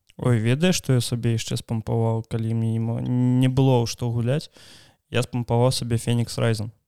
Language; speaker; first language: Belarusian; non-native, local second language; Russian